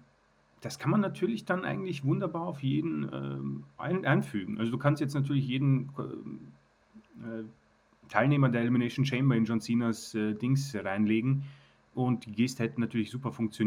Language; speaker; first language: German; native; German